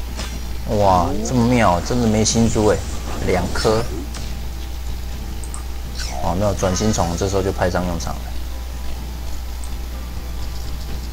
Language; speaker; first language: Chinese; native; Chinese